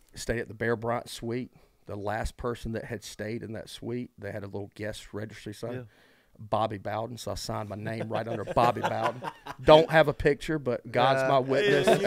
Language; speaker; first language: English; native; English